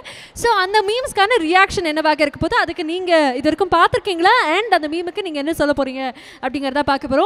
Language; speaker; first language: Tamil; native; Tamil